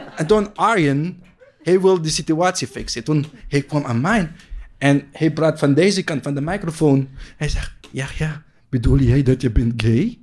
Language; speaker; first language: Dutch; non-native, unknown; Arabic